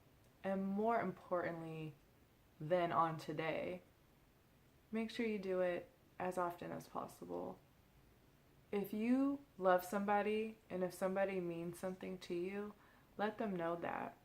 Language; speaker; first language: English; native; English